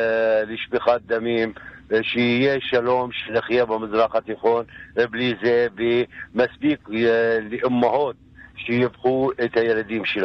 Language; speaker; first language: Hebrew; non-native, local second language; Arabic